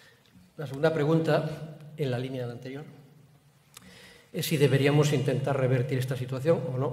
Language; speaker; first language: Spanish; native; Spanish